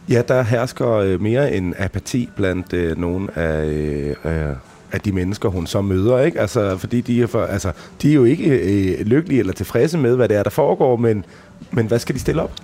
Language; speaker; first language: Danish; native; Danish